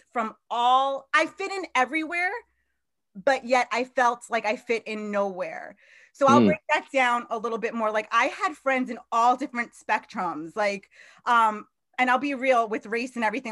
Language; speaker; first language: English; native; English